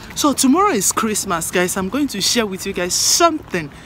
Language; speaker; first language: English; non-native, local second language; Igbo